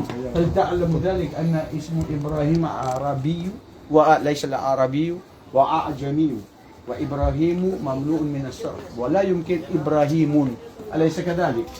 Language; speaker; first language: Arabic; non-native, fluent; Maranao